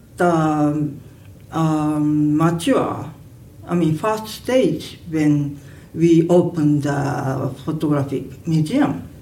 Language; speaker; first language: English; non-native, learner; Japanese